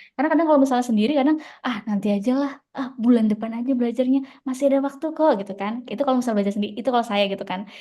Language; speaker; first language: Indonesian; native; Indonesian